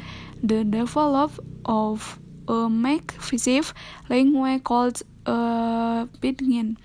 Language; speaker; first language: English; non-native, learner; Indonesian